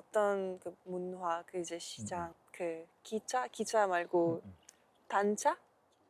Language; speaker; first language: Korean; non-native, fluent; Russian